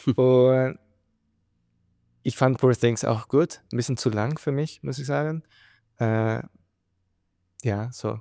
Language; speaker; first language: German; non-native, fluent; Spanish